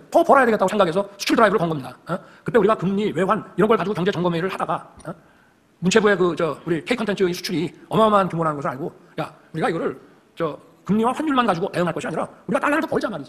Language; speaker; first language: Korean; native; Korean